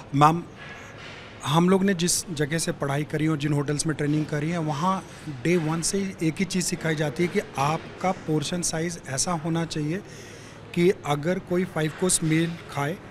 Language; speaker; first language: Hindi; native; Hindi